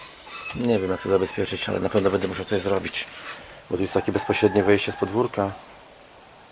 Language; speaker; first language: Polish; native; Polish